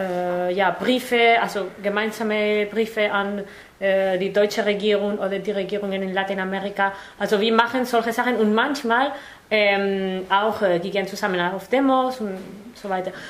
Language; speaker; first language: German; non-native, fluent; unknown